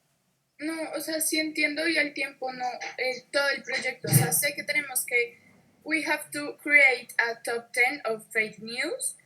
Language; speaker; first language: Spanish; native; Spanish